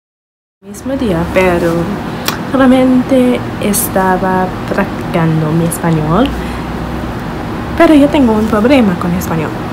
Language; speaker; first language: Spanish; non-native, learner; English